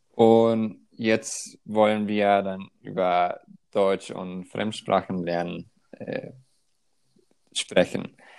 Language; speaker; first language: German; non-native, fluent; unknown